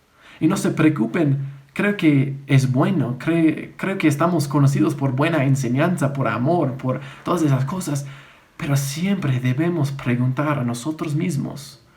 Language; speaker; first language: Spanish; non-native, fluent; English